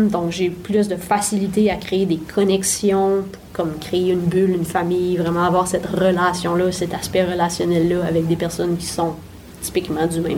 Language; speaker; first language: French; native; French